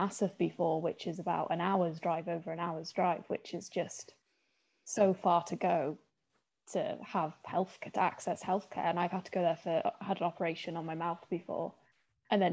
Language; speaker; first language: English; native; English